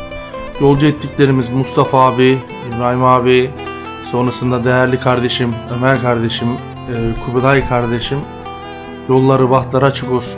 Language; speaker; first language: Turkish; native; Turkish